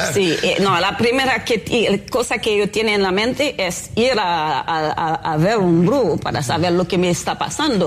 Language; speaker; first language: Spanish; non-native, fluent; Haitian Creole